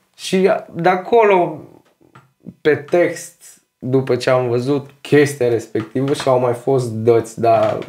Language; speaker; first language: Romanian; native; Romanian